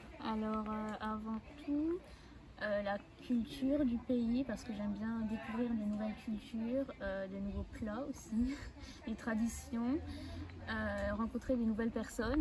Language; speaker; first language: French; non-native, learner; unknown